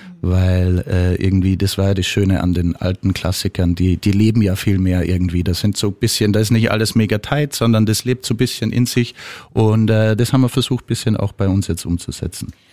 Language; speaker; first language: German; native; German